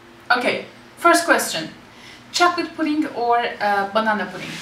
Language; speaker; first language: English; non-native, fluent; Turkish